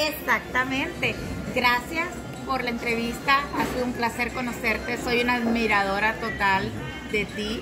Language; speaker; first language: Spanish; early bilingual, heritage; Spanish